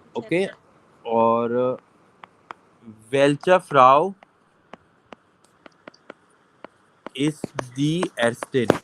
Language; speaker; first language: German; non-native, fluent; Hindi